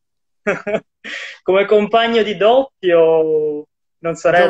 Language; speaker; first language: Italian; native; Italian